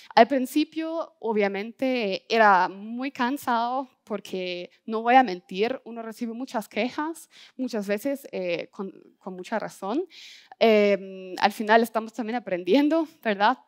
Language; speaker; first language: Spanish; non-native, fluent; German